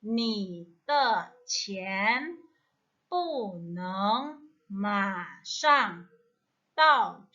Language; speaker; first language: Chinese; non-native, fluent; Indonesian